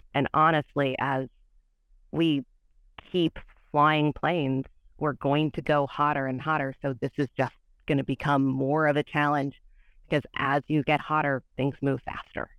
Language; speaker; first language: English; native; English